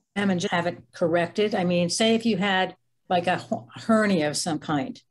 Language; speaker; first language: English; native; English